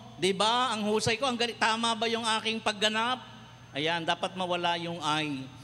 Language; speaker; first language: Filipino; non-native, local second language; Cebuano